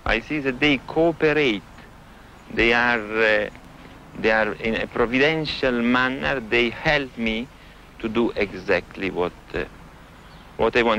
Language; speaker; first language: English; non-native, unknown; Italian